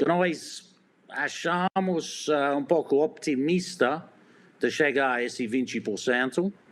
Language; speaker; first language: Portuguese; non-native, fluent; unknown